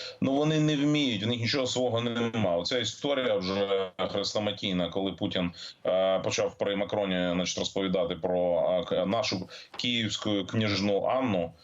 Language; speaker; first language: Ukrainian; native; Ukrainian